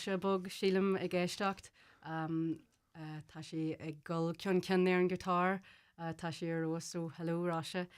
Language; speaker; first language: Irish; non-native, local second language; English